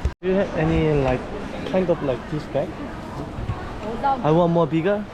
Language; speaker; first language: English; non-native, learner; Korean